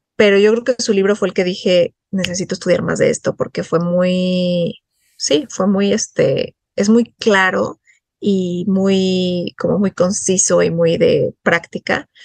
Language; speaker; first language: Spanish; native; Spanish